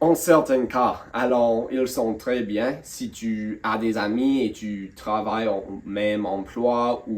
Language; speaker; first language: French; non-native, local second language; English